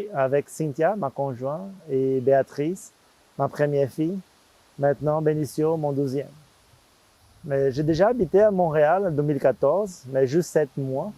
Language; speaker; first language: French; non-native, fluent; Portuguese